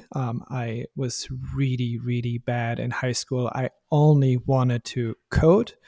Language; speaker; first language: English; non-native, fluent; German